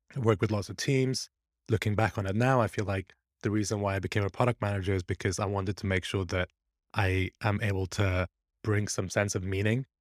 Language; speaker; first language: English; early bilingual, other home language; Persian